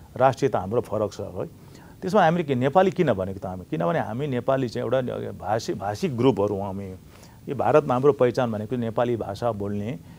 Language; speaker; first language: Nepali; native; Nepali